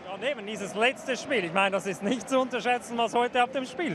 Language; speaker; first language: German; native; German